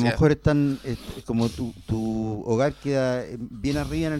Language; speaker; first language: Spanish; native; Spanish